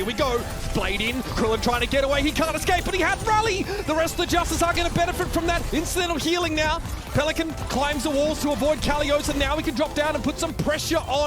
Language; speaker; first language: English; native; English